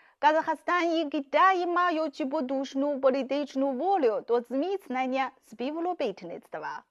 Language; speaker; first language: Ukrainian; non-native, fluent; Chinese